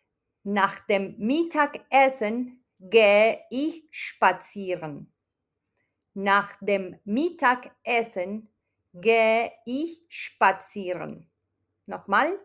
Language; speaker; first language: German; non-native, fluent; Spanish